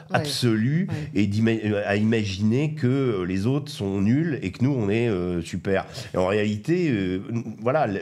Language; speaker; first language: French; native; French